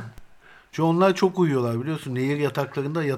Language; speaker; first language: Turkish; native; Turkish